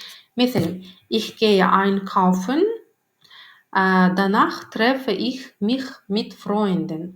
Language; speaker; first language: German; non-native, learner; Turkmen